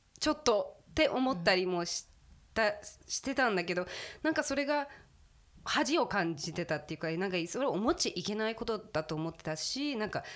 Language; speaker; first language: Japanese; early bilingual, heritage; Japanese